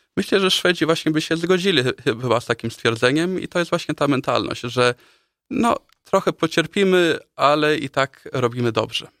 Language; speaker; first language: Polish; early bilingual, heritage; Polish